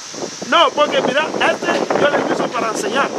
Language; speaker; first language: Spanish; non-native, learner; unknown